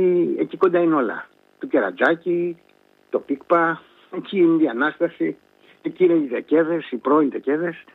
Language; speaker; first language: Greek; native; Greek